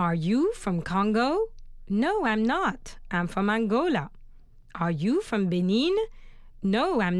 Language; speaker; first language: English; non-native, fluent; French